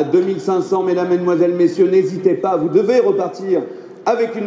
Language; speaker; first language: French; native; French